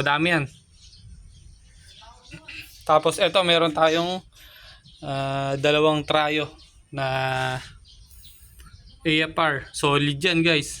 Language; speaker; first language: Filipino; non-native, local second language; Cebuano